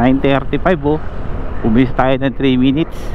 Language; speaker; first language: Filipino; native; Filipino